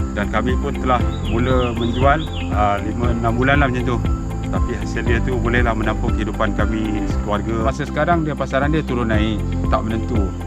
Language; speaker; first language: Malay; non-native, local second language; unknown